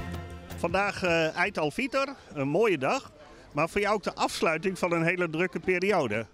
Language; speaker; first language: Dutch; native; Dutch